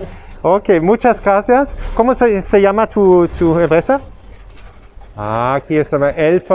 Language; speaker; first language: Spanish; non-native, learner; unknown